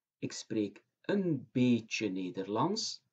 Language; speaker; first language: Dutch; non-native, fluent; Turkish